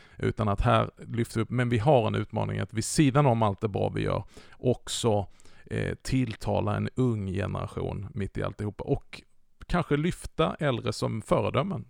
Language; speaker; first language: Swedish; native; Swedish